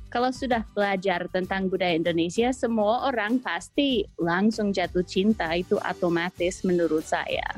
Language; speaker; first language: Indonesian; non-native, fluent; English